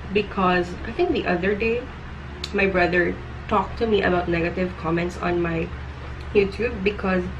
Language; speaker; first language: English; non-native, local second language; Filipino